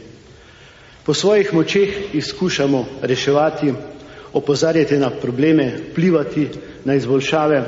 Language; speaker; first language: Slovenian; native; Slovenian